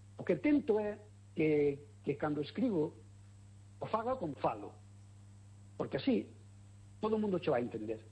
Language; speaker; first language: Galician; native; Galician